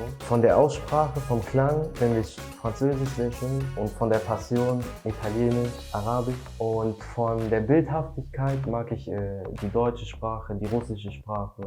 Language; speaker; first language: German; non-native, fluent; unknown